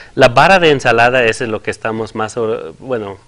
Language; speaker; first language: Spanish; non-native, fluent; French